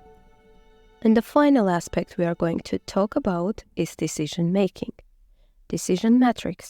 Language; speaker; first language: English; non-native, fluent; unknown